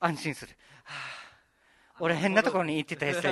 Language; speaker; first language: Japanese; native; Japanese